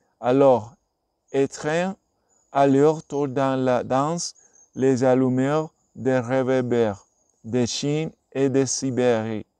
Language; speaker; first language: French; non-native, learner; Spanish